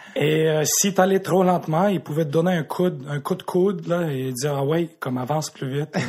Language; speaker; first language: French; native; French